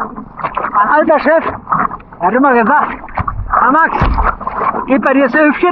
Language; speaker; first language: German; native; German